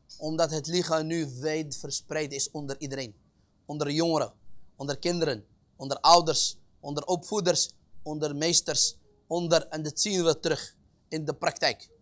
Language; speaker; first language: Dutch; early bilingual, other home language; Arabic